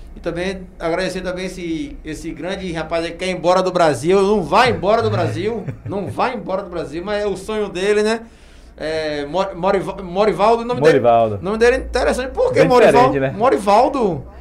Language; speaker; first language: Portuguese; native; Portuguese